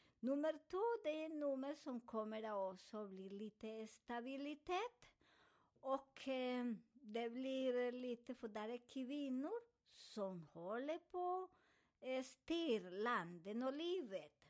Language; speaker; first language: Swedish; non-native, fluent; Spanish